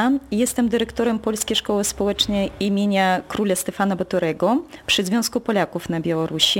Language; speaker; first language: Polish; non-native, local second language; Russian